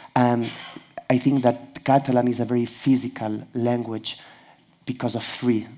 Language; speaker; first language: English; non-native, fluent; Catalan